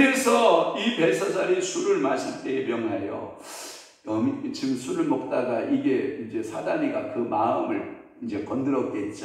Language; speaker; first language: Korean; native; Korean